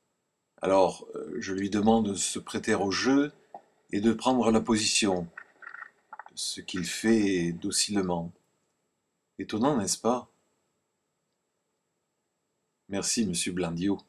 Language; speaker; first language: French; native; French